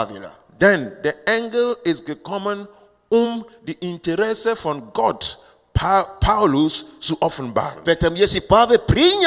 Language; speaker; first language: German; non-native, learner; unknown